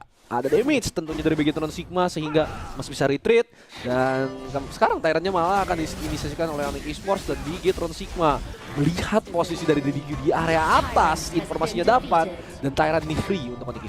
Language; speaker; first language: Indonesian; native; Indonesian